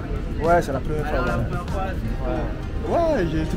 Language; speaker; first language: French; native; French